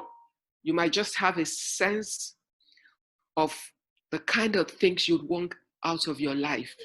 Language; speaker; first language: English; non-native, local second language; Yoruba